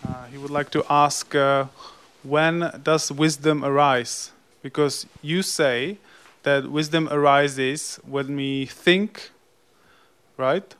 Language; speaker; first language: English; non-native, fluent; Czech